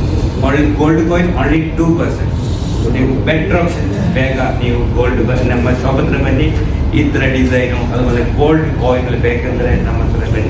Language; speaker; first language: Kannada; non-native, local second language; Malayalam